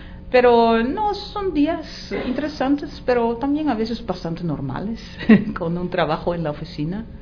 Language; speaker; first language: Spanish; non-native, fluent; Dutch